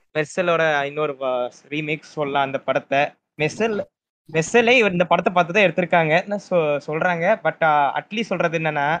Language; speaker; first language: Tamil; native; Tamil